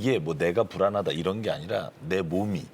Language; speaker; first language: Korean; native; Korean